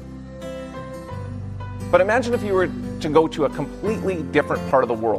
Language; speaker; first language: English; native; English